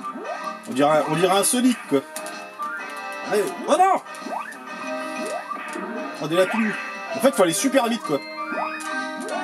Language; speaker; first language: French; native; French